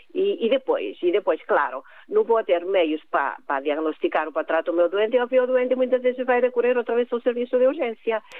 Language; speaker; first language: Portuguese; non-native, fluent; Greek